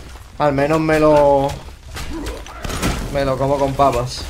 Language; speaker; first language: Spanish; native; Spanish